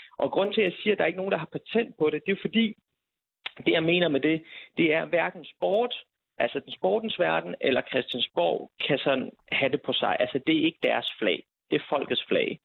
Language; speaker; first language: Danish; early bilingual, other home language; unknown